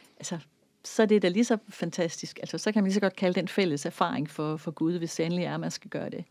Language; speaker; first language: Danish; native; Danish